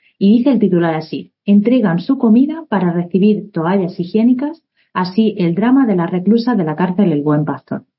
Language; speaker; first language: Spanish; native; Spanish